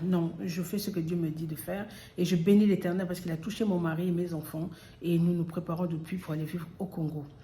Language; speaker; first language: French; early bilingual, other home language; Lingala